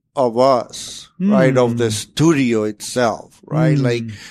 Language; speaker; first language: English; non-native, fluent; Spanish